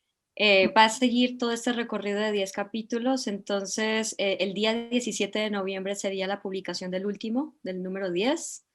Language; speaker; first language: Spanish; native; Spanish